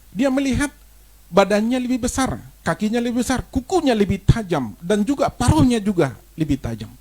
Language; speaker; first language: Indonesian; non-native, local second language; Batak Toba